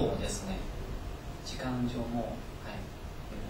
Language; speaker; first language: Japanese; non-native, fluent; Chinese